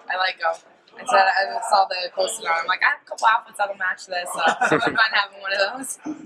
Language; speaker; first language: English; native; English